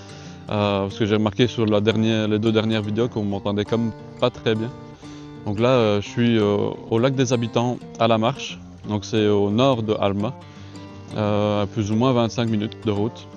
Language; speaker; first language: French; native; French